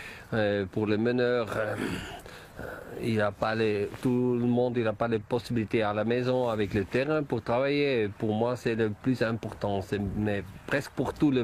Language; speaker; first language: French; non-native, local second language; German